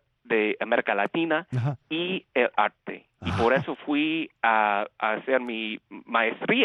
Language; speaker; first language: Spanish; early bilingual, heritage; Spanish